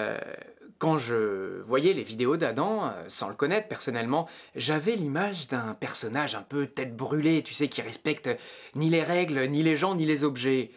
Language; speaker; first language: French; native; French